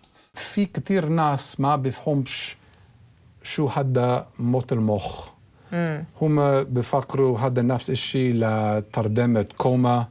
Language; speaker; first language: Arabic; non-native, learner; English